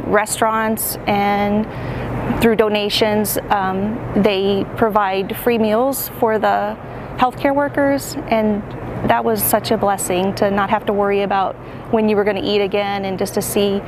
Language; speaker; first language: English; native; English